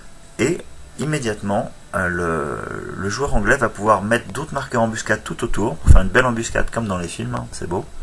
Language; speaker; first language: French; native; French